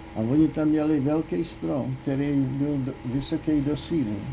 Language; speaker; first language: Czech; early bilingual, heritage; Czech